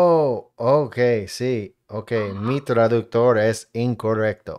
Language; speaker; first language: Spanish; non-native, learner; English